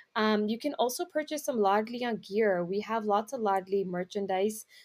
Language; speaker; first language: English; native; English